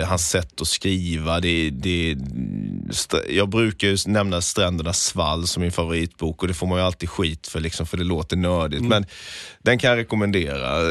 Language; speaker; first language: Swedish; native; Swedish